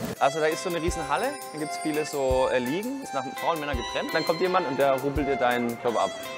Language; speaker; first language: German; native; German